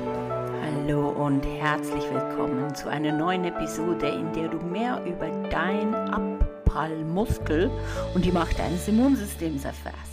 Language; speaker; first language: German; native; German